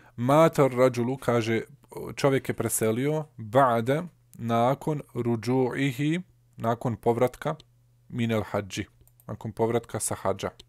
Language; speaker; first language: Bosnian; early bilingual, heritage; Bosnian